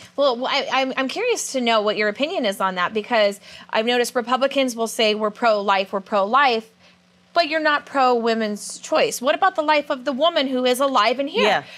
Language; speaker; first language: English; native; English